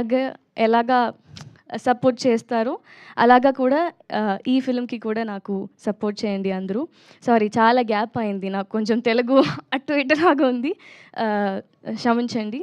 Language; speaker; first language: Telugu; non-native, learner; Tamil